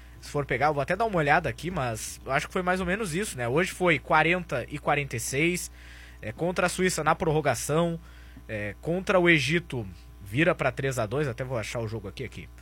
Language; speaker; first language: Portuguese; native; Portuguese